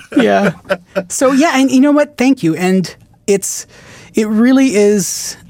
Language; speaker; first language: English; non-native, local second language; Filipino